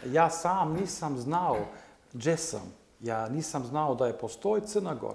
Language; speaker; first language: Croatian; non-native, learner; German